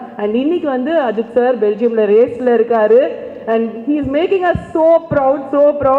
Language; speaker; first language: Tamil; native; Tamil